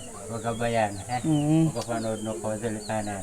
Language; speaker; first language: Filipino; non-native, local second language; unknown